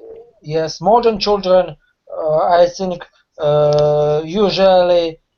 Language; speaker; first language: English; non-native, learner; Russian